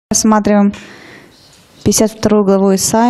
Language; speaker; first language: Russian; native; Russian